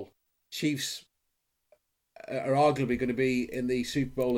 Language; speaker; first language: English; native; English